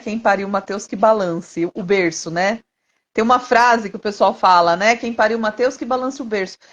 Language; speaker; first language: Portuguese; native; Portuguese